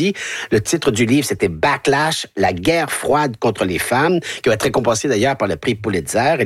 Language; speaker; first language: French; native; French